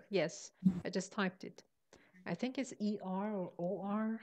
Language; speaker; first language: English; non-native, fluent; Persian